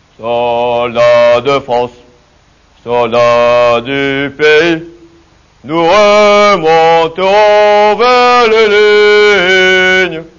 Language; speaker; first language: French; native; French